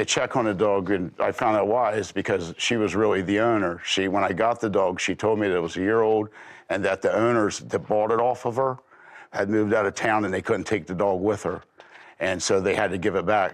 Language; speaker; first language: English; native; English